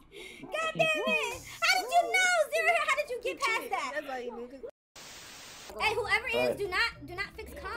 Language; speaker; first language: English; native; English